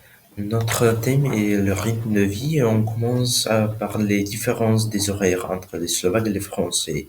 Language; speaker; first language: French; non-native, learner; Slovak